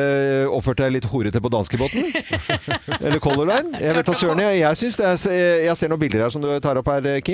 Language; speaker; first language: Norwegian; native; Norwegian